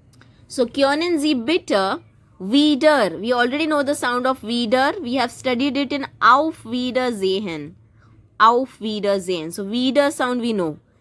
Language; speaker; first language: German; non-native, fluent; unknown